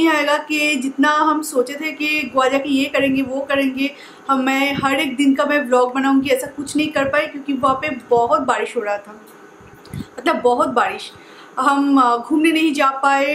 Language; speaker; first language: Hindi; non-native, local second language; Bangla